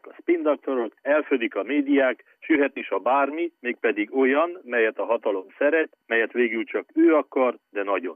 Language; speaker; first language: Hungarian; native; Hungarian